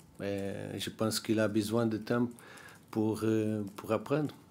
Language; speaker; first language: French; non-native, learner; Portuguese